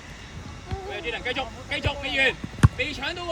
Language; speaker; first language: Cantonese; native; Cantonese